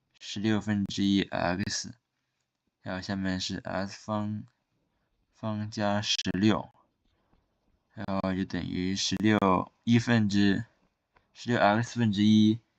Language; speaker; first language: Chinese; native; Chinese